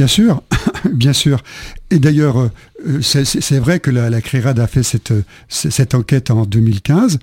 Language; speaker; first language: French; native; French